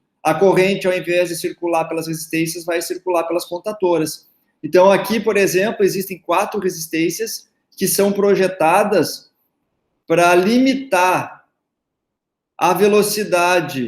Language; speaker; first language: Portuguese; native; Portuguese